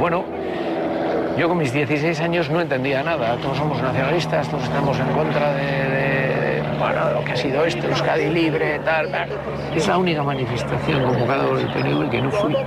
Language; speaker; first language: Spanish; native; Spanish